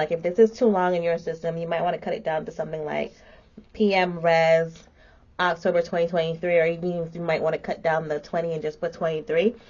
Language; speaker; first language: English; native; English